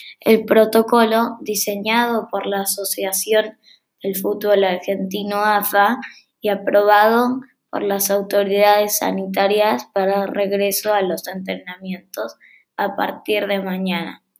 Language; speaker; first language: Spanish; native; Spanish